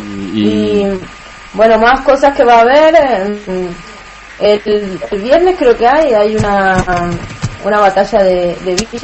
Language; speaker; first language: Spanish; native; Spanish